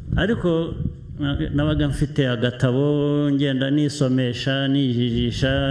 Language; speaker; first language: Kinyarwanda; early bilingual, heritage; Kinyarwanda